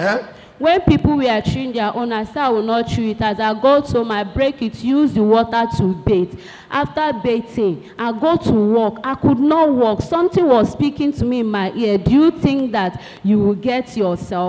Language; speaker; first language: English; non-native, local second language; Igbo